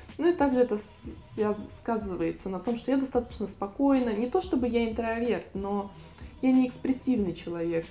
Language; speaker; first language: Russian; native; Russian